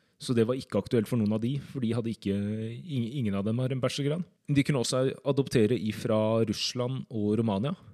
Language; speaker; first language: Norwegian; native; Norwegian